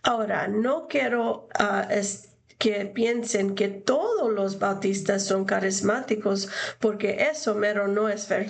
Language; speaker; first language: Spanish; non-native, fluent; English